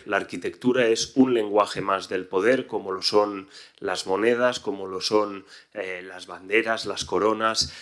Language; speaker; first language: Spanish; native; Spanish